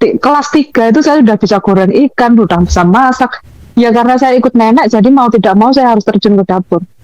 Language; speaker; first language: Indonesian; non-native, local second language; Javanese